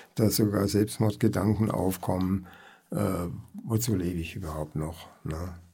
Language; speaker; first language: German; native; German